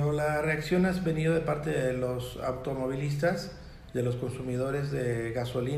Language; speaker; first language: Spanish; native; Spanish